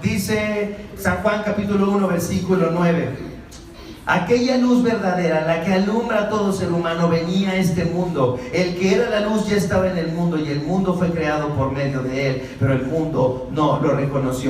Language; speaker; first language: Spanish; native; Spanish